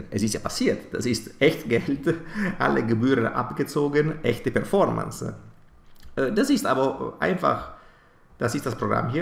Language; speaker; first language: German; non-native, fluent; Italian